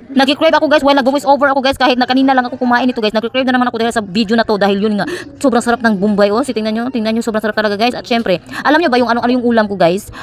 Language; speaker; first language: Filipino; non-native, local second language; Cebuano